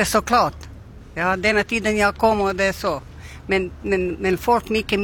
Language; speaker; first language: Swedish; non-native, learner; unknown